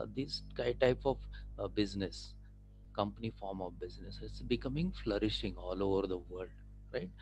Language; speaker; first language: English; non-native, local second language; Marathi